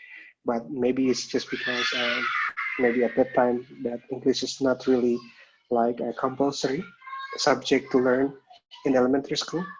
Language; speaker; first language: English; non-native, local second language; Indonesian